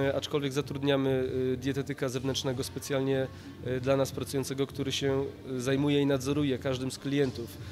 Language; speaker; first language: Polish; early bilingual, heritage; Polish